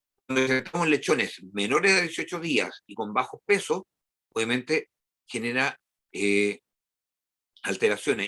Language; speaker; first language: Spanish; native; Spanish